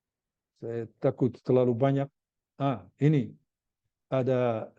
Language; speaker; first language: Indonesian; non-native, learner; Dutch